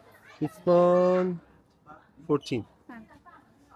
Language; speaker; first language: English; non-native, fluent; Persian